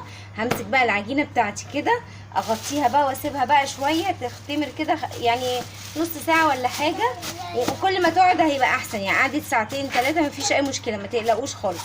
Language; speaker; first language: Arabic; native; Arabic